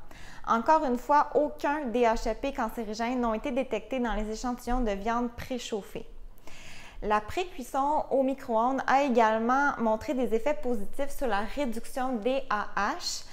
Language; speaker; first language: French; native; French